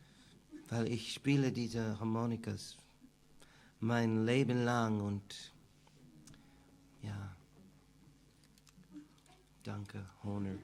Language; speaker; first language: German; non-native, learner; English